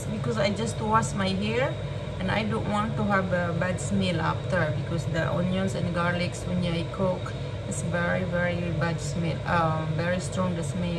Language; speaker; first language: English; non-native, learner; Filipino